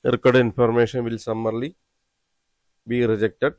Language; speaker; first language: English; non-native, local second language; Malayalam